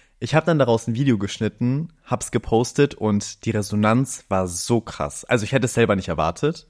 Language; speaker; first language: German; early bilingual, other home language; Greek